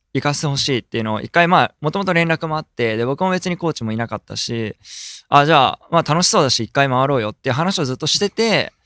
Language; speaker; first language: Japanese; native; Japanese